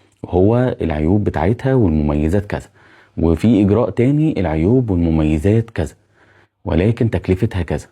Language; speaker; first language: Arabic; native; Arabic